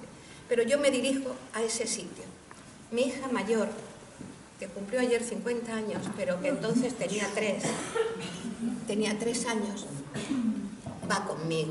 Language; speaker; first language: Spanish; native; Spanish